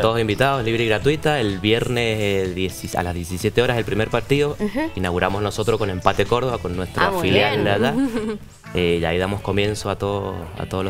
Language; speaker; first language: Spanish; native; Spanish